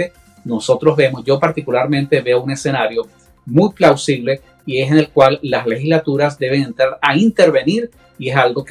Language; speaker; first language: Spanish; native; Spanish